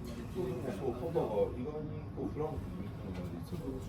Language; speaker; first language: Japanese; native; Japanese